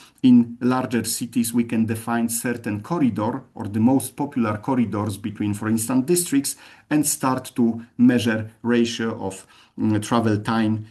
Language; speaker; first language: English; non-native, fluent; Polish